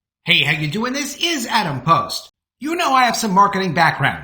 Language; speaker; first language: English; native; English